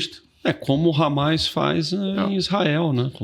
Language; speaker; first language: Portuguese; native; Portuguese